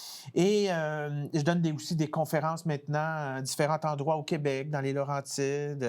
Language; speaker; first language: French; native; French